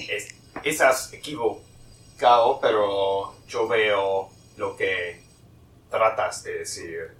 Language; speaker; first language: Spanish; non-native, learner; English